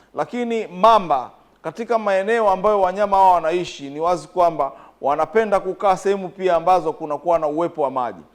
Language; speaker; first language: Swahili; native; Swahili